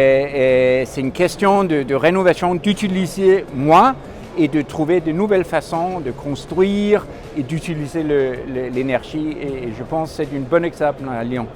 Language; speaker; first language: French; non-native, fluent; Danish